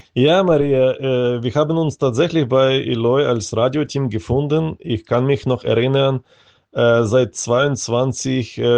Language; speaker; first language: German; non-native, fluent; Ukrainian